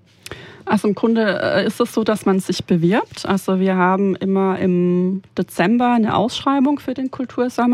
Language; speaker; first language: German; native; German